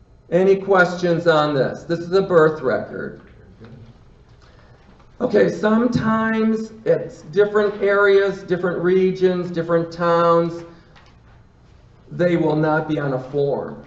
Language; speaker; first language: English; native; English